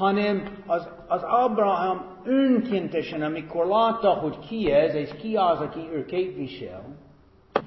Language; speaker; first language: Hungarian; non-native, fluent; English